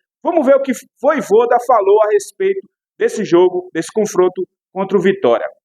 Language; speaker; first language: Portuguese; native; Portuguese